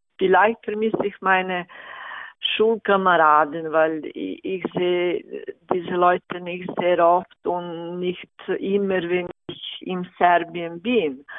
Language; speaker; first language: German; non-native, fluent; Serbian